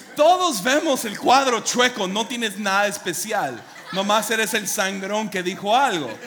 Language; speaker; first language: Spanish; non-native, fluent; English